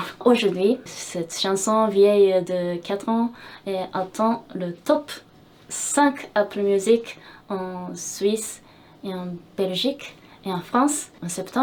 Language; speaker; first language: French; non-native, fluent; Japanese